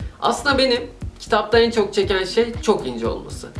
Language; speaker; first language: Turkish; native; Turkish